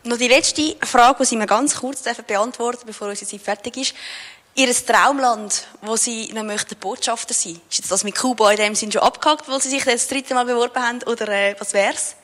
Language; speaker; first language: German; native; German